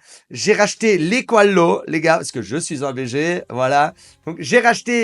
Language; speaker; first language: French; native; French